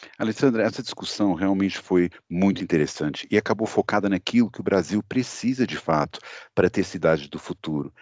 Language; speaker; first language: Portuguese; native; Portuguese